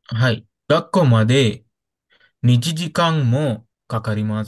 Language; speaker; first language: Japanese; non-native, learner; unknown